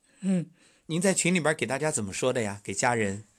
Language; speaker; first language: Chinese; native; Chinese